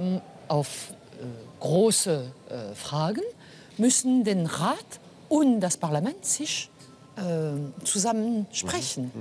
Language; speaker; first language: German; non-native, fluent; French